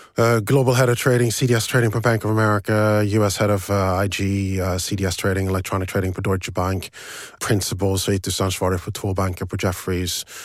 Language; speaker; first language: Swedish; early bilingual, other home language; English